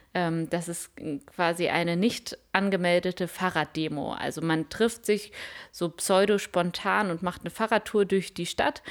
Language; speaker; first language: German; native; German